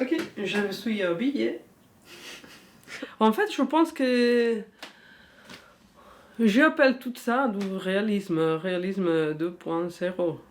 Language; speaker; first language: French; non-native, fluent; Spanish